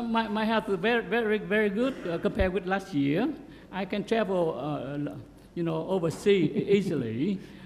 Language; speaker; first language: English; non-native, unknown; Vietnamese